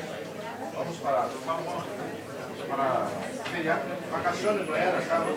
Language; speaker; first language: Spanish; non-native, learner; Portuguese